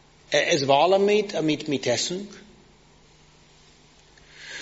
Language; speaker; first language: Hungarian; non-native, fluent; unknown